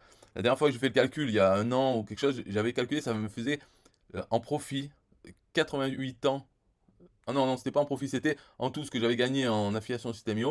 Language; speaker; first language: French; native; French